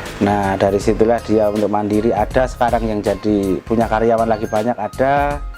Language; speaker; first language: Indonesian; non-native, local second language; Javanese